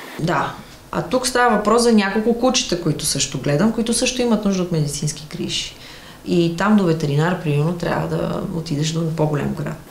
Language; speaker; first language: Bulgarian; early bilingual, other home language; Russian